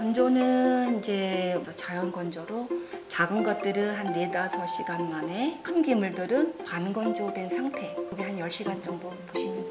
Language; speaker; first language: Korean; native; Korean